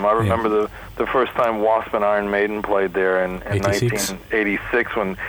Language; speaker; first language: English; native; English